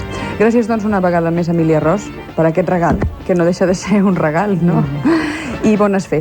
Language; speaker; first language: Catalan; native; Catalan